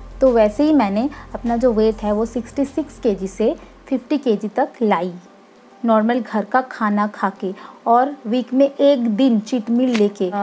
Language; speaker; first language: Hindi; non-native, local second language; Bangla